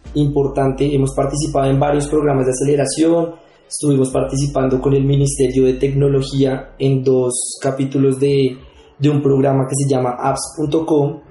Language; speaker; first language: Spanish; native; Spanish